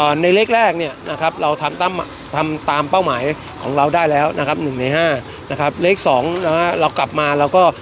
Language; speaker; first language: Thai; native; Thai